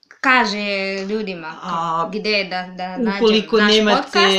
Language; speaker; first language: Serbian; non-native, learner; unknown